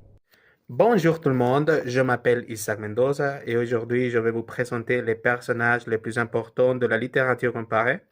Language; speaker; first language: French; non-native, learner; Spanish